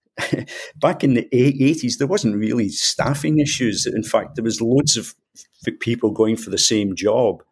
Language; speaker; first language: English; native; English